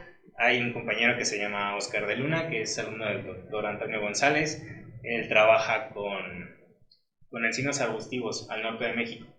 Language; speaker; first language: Spanish; native; Spanish